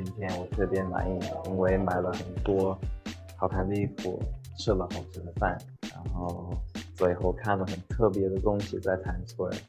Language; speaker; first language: Chinese; non-native, fluent; English